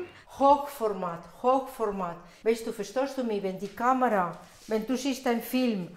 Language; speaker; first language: German; non-native, learner; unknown